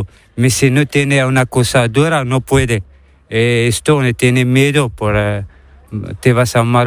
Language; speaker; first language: Spanish; non-native, learner; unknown